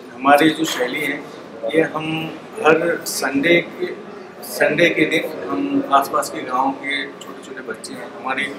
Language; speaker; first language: Hindi; non-native, local second language; Bangla